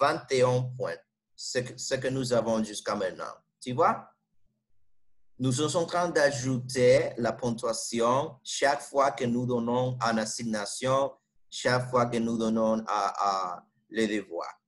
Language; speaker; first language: French; non-native, fluent; Spanish